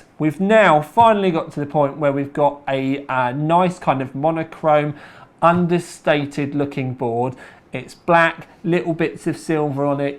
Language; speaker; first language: English; native; English